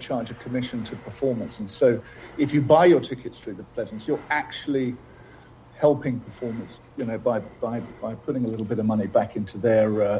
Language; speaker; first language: English; native; English